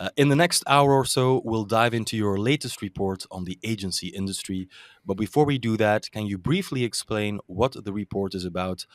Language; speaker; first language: English; non-native, fluent; Dutch